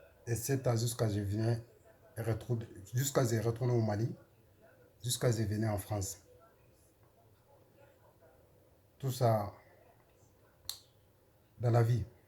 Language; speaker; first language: French; non-native, learner; Soninke